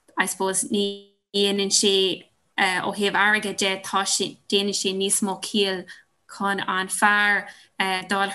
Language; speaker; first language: Irish; non-native, local second language; English